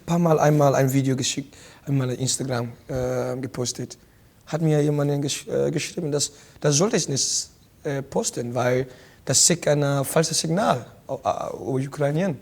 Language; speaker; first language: German; non-native, fluent; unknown